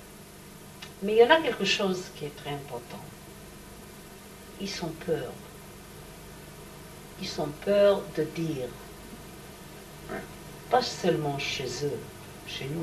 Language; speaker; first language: French; non-native, learner; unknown